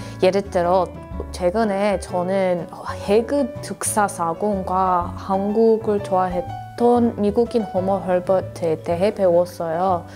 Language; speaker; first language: Korean; non-native, fluent; English